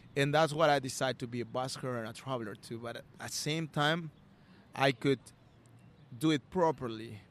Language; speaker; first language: English; non-native, learner; Spanish